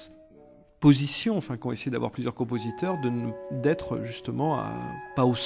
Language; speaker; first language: French; native; French